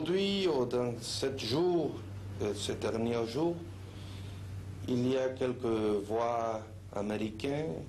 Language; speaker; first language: French; non-native, fluent; Spanish